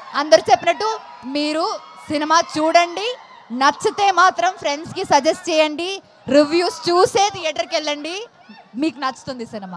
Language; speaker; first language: Telugu; non-native, fluent; Malayalam